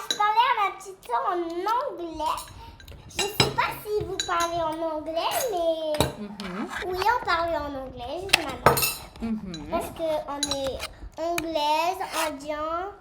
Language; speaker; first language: French; early bilingual, other home language; English